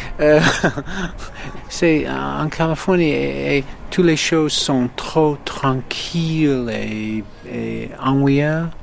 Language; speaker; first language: French; non-native, learner; English